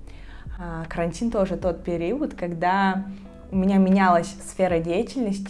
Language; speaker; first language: Russian; native; Russian